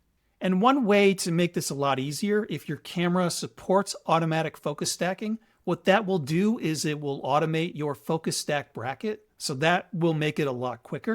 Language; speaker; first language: English; native; English